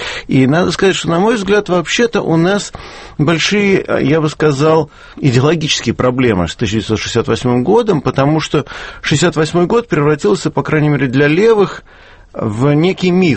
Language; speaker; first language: Russian; native; Russian